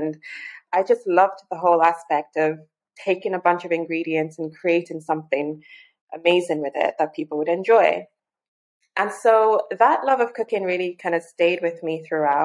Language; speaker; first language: English; non-native, local second language; Yoruba